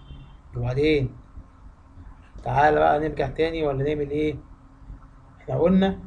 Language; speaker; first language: Arabic; native; Arabic